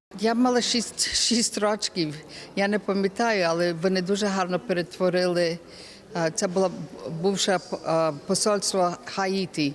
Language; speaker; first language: Ukrainian; early bilingual, heritage; Ukrainian